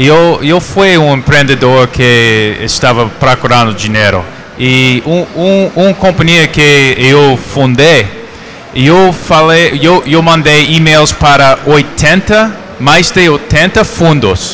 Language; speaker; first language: Portuguese; non-native, fluent; English